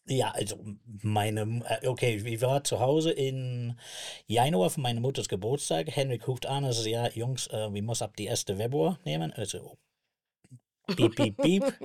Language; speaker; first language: German; non-native, learner; English